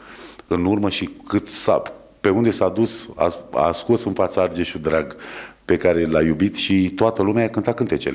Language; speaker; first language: Romanian; native; Romanian